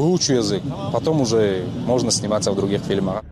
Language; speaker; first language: Russian; non-native, local second language; Tajik